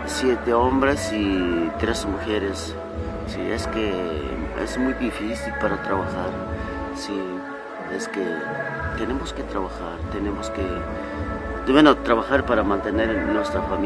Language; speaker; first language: Spanish; non-native, local second language; Tzotzil